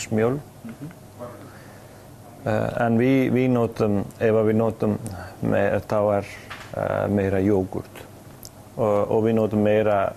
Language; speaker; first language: Icelandic; non-native, fluent; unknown